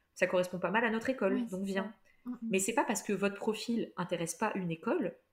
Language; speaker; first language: French; native; French